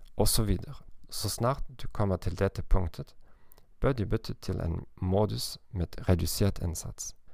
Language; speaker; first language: Norwegian; non-native, learner; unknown